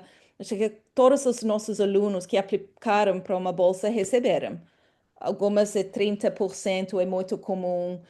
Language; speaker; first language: Portuguese; non-native, fluent; English